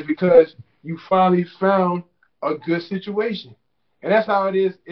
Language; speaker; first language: English; native; English